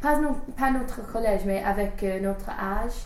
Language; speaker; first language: French; non-native, learner; English